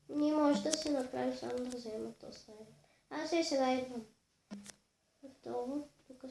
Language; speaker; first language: Bulgarian; native; Bulgarian